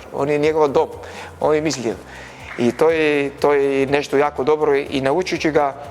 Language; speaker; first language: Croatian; non-native, learner; Arabic